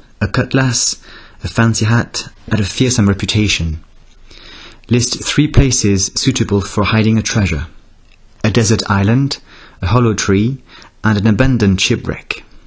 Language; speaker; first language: English; non-native, fluent; French